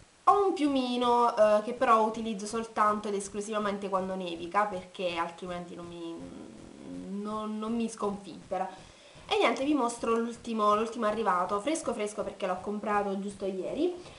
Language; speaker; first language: Italian; native; Italian